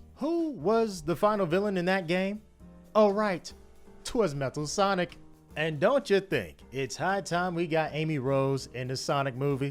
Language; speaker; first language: English; native; English